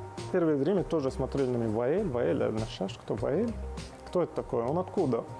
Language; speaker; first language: Russian; non-native, fluent; Arabic